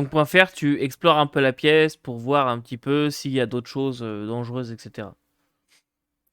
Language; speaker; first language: French; native; French